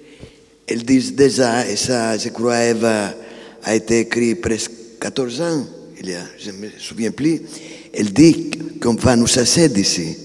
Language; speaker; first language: French; non-native, fluent; Greek